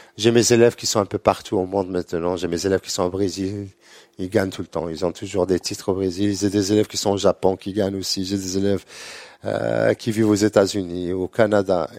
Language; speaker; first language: French; non-native, local second language; Arabic